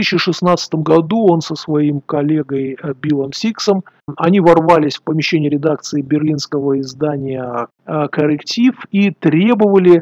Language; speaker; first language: Russian; native; Russian